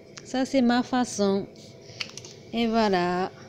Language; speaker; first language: French; non-native, learner; Japanese